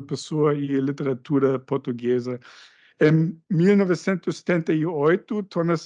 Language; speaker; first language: Portuguese; non-native, fluent; German